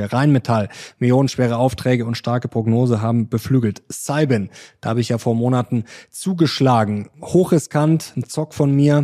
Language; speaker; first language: German; native; German